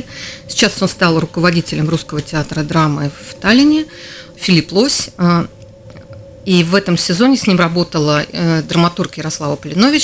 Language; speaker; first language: Russian; native; Russian